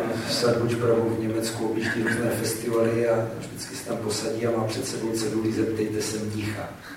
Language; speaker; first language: Czech; native; Czech